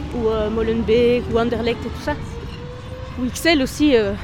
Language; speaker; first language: French; native; French